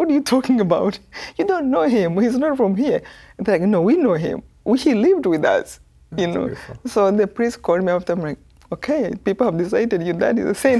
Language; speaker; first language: English; non-native, local second language; Kinyarwanda